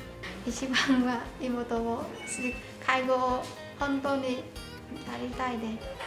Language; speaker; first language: Japanese; non-native, learner; Burmese